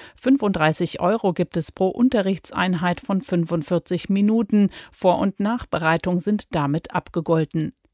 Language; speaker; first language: German; native; German